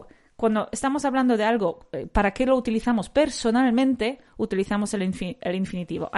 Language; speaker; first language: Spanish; native; Spanish